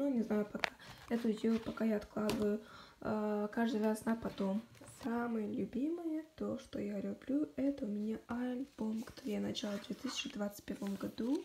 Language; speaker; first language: Russian; non-native, local second language; Kazakh